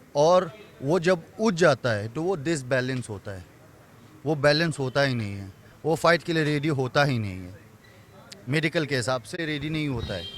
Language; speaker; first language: Hindi; non-native, fluent; Persian